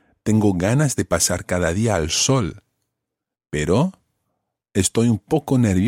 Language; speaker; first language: Spanish; non-native, fluent; English